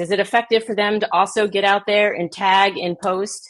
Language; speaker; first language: English; native; English